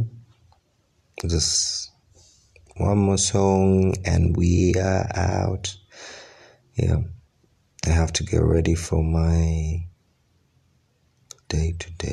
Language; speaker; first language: English; non-native, local second language; Ganda